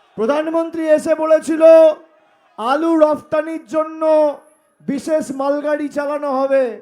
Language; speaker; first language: Bangla; native; Bangla